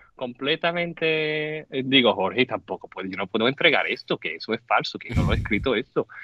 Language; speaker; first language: Spanish; non-native, fluent; English